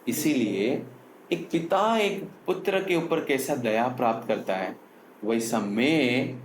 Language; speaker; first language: Hindi; non-native, local second language; Tamil